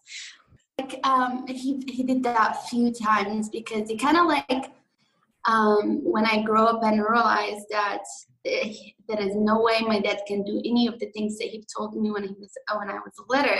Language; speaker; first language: English; non-native, fluent; Arabic